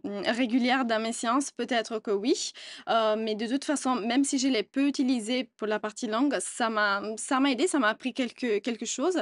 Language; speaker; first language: French; non-native, fluent; Italian